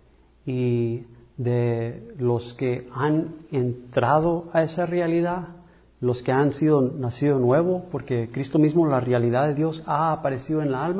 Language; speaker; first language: Spanish; early bilingual, heritage; English